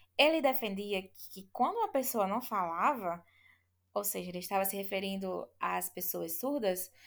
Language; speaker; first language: Portuguese; native; Portuguese